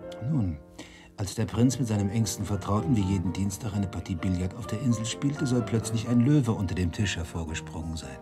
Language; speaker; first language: German; native; German